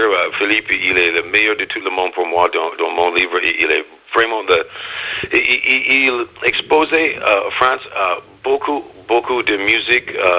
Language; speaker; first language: French; non-native, learner; English